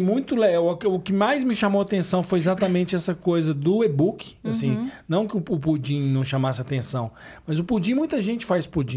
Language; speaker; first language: Portuguese; native; Portuguese